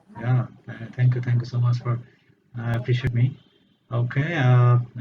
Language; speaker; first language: English; non-native, learner; Bangla